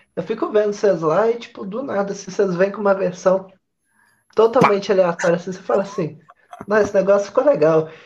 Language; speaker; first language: Portuguese; native; Portuguese